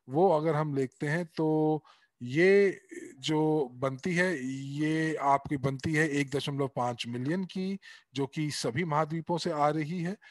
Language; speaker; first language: Hindi; native; Hindi